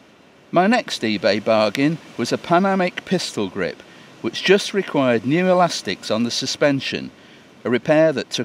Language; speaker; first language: English; native; English